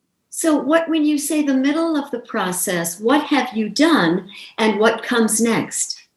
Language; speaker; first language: English; native; English